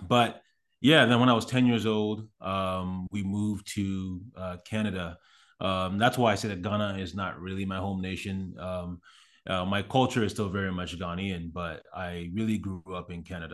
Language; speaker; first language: English; early bilingual, other home language; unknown